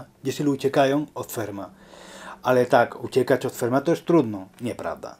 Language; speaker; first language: Polish; non-native, learner; Spanish